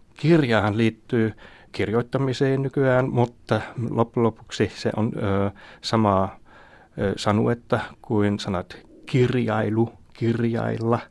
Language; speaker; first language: Finnish; non-native, fluent; German